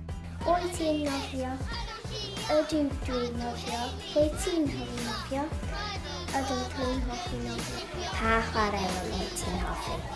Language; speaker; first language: Welsh; non-native, learner; English